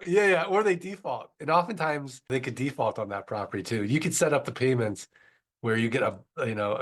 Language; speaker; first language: English; native; English